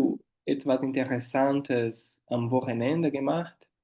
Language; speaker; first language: German; non-native, fluent; Portuguese